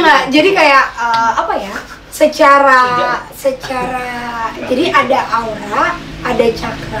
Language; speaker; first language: Indonesian; native; Indonesian